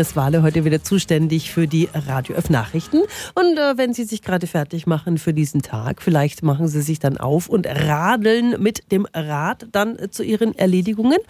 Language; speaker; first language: German; native; German